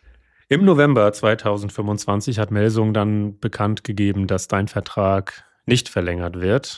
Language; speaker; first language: German; native; German